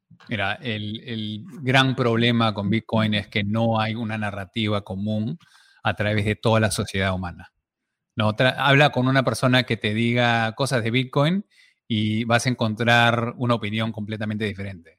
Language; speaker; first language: Spanish; early bilingual, heritage; Spanish